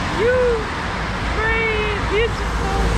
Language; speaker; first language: English; non-native, local second language; Hindi